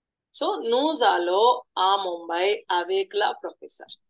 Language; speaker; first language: French; non-native, fluent; Telugu